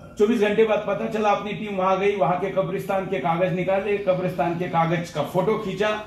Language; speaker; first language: Hindi; non-native, local second language; Marathi